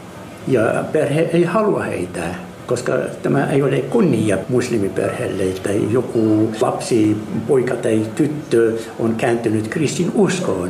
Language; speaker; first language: Finnish; non-native, learner; Arabic